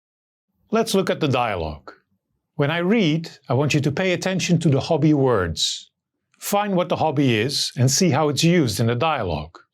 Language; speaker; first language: English; non-native, fluent; Dutch